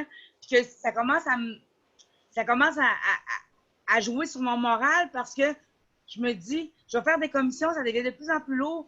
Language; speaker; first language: French; native; French